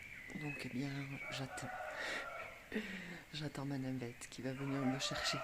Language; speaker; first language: French; native; French